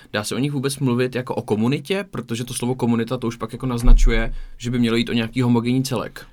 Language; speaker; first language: Czech; native; Czech